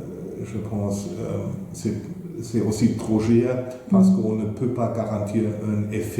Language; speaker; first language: French; non-native, fluent; German